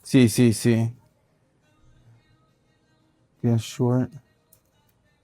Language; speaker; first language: Spanish; non-native, learner; English